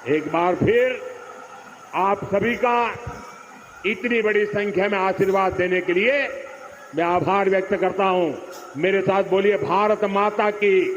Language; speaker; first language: Hindi; non-native, local second language; Gujarati